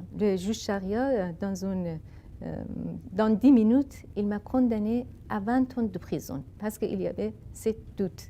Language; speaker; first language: French; non-native, fluent; Persian